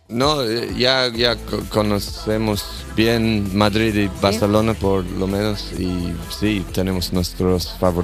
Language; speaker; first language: Spanish; non-native, learner; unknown